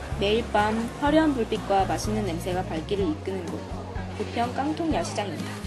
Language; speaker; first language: Korean; native; Korean